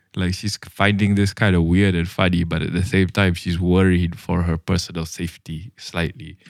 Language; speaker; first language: English; non-native, local second language; Malay